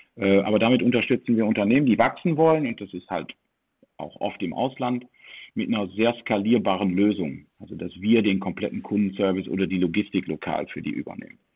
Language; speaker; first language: German; early bilingual, heritage; German